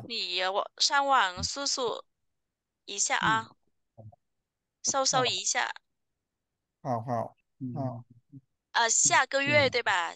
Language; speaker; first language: Chinese; non-native, fluent; Vietnamese